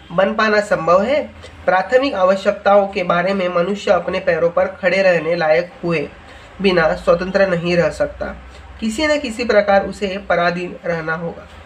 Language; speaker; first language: Hindi; non-native, local second language; Marathi